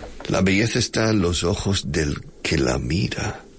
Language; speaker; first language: Spanish; non-native, fluent; English